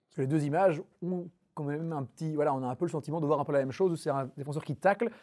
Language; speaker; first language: French; native; French